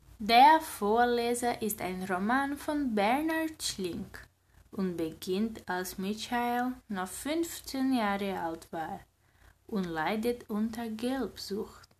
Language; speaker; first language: German; non-native, learner; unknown